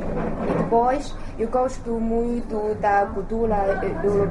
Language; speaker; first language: Portuguese; non-native, learner; Chinese